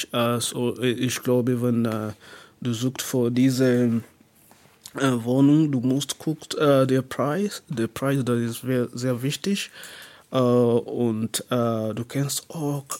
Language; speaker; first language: German; non-native, learner; English